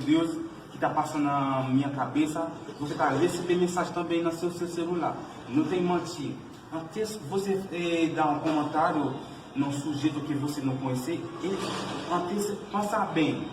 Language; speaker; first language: Portuguese; non-native, learner; Haitian Creole